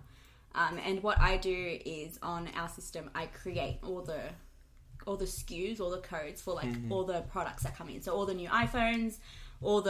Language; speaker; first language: English; non-native, local second language; Spanish